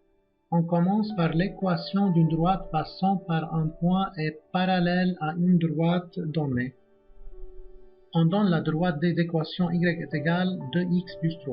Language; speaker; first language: French; non-native, local second language; Arabic